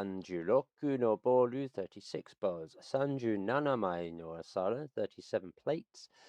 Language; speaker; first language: Japanese; non-native, learner; English